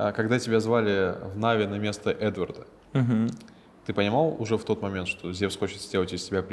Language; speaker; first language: Russian; native; Russian